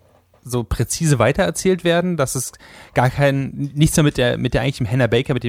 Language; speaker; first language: German; native; German